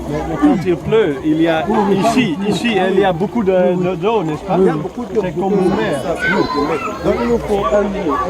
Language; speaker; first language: French; non-native, learner; Dutch